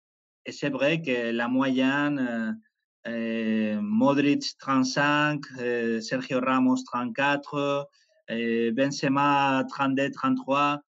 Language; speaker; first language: French; non-native, fluent; Spanish